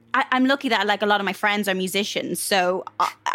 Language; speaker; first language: English; native; English